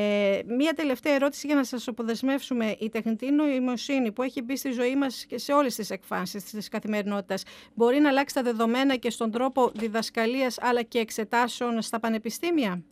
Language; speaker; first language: Greek; native; Greek